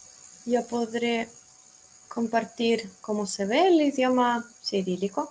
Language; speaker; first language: Spanish; non-native, fluent; Russian